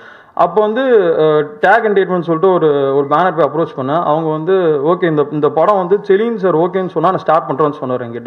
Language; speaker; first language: Tamil; native; Tamil